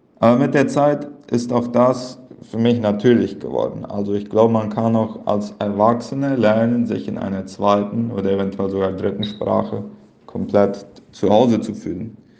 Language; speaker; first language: German; early bilingual, heritage; Plautdietsch